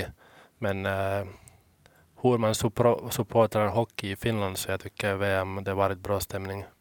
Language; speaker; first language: Swedish; non-native, local second language; Finnish